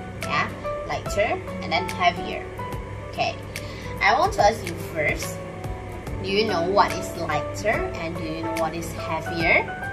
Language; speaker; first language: English; non-native, fluent; Indonesian